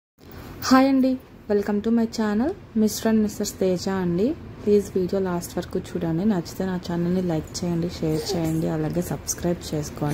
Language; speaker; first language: Telugu; native; Telugu